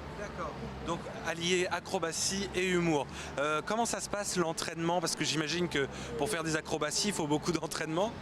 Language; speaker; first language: French; native; French